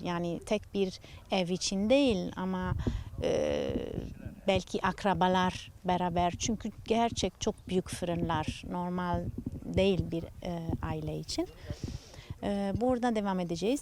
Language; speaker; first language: Turkish; non-native, learner; Italian